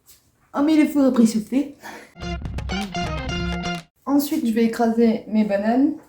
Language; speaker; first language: French; native; French